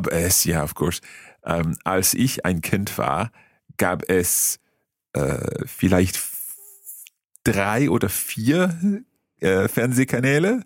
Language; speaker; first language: German; non-native, learner; English